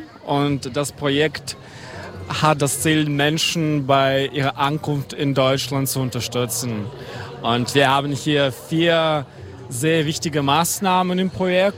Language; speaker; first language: German; non-native, fluent; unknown